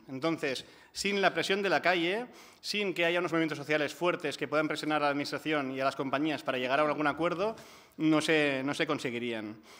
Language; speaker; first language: Spanish; non-native, local second language; Catalan